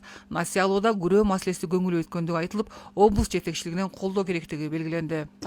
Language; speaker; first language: Kyrgyz; native; Kyrgyz